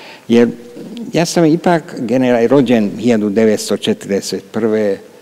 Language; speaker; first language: Serbian; non-native, local second language; Hungarian